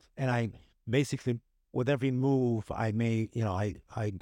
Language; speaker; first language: English; early bilingual, other home language; Hebrew